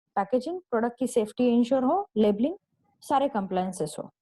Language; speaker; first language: Hindi; non-native, local second language; Marathi